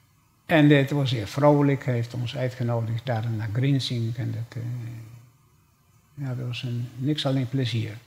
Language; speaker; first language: Dutch; non-native, fluent; Polish